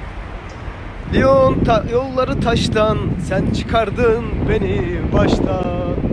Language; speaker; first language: Turkish; native; Turkish